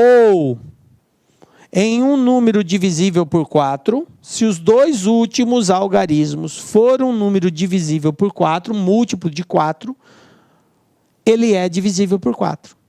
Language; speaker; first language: Portuguese; native; Portuguese